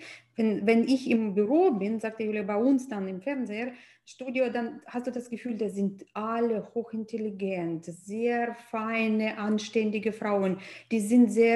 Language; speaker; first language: German; non-native, fluent; Russian